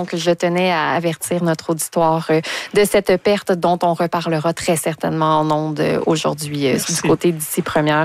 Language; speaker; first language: French; native; French